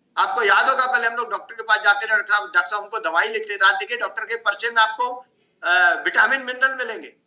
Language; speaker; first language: Hindi; native; Hindi